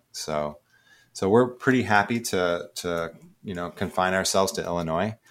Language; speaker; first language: English; native; English